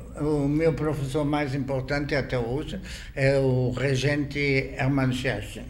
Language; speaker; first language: Portuguese; non-native, fluent; German